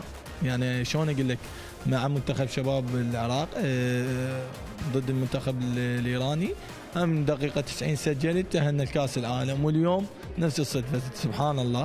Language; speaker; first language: Arabic; native; Arabic